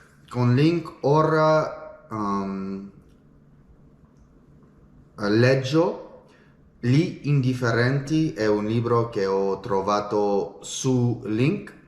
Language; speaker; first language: Italian; non-native, learner; English